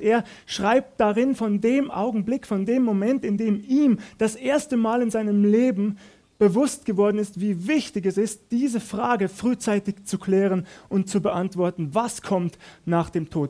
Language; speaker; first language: German; native; German